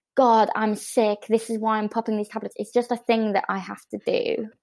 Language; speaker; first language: English; native; English